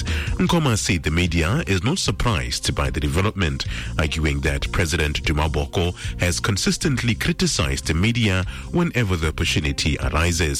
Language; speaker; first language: English; non-native, local second language; Tswana